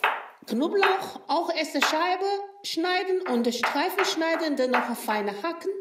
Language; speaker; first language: German; non-native, learner; Chinese